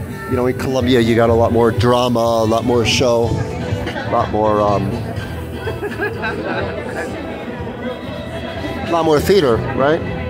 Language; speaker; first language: English; native; English